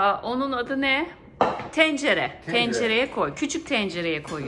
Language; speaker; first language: Turkish; native; Turkish